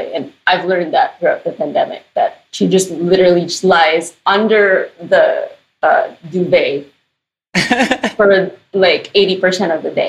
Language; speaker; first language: English; non-native, local second language; Filipino